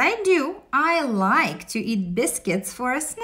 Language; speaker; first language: English; non-native, fluent; Russian